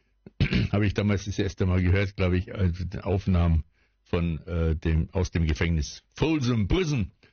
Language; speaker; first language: German; native; German